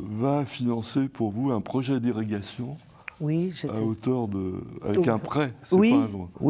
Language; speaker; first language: French; native; French